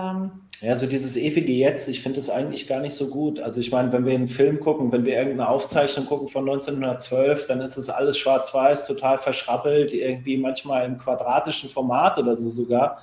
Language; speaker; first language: German; native; German